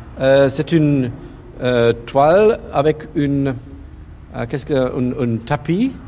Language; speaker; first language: French; non-native, learner; German